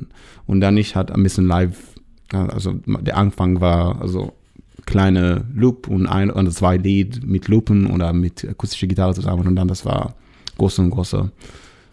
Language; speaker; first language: German; non-native, learner; Hebrew